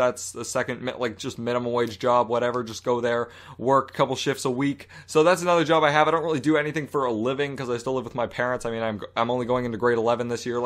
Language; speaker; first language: English; native; English